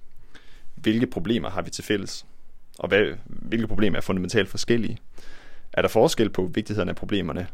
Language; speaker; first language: Danish; native; Danish